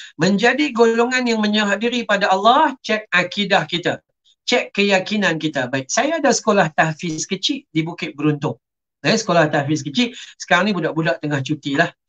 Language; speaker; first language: Malay; native; Malay